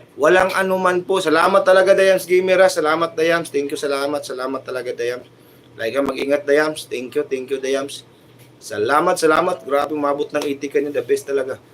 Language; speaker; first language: Filipino; non-native, local second language; Cebuano